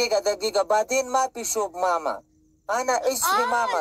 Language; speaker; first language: Arabic; non-native, learner; Pashto